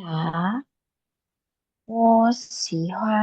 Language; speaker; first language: Chinese; non-native, learner; Indonesian